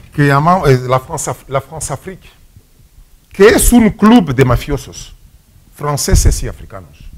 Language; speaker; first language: Spanish; non-native, fluent; Swahili